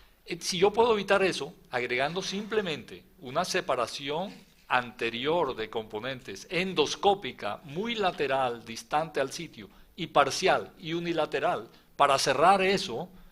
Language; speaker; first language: Spanish; native; Spanish